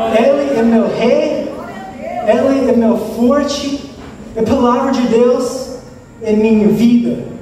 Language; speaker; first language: Portuguese; non-native, learner; English